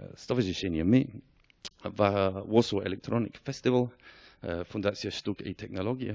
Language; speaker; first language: Polish; non-native, fluent; English